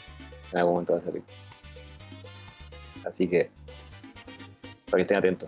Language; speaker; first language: Spanish; native; Spanish